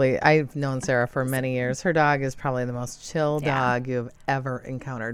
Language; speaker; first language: English; native; English